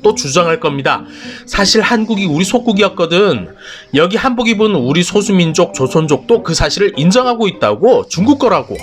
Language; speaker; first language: Korean; native; Korean